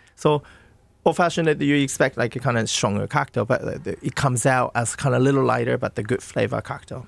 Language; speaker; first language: English; non-native, fluent; Japanese